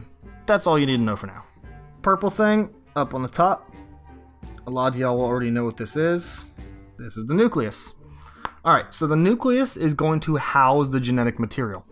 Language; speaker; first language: English; native; English